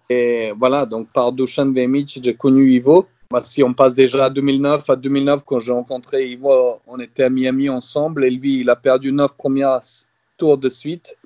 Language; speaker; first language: French; non-native, fluent; Serbian